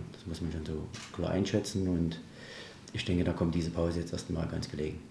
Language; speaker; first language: German; native; German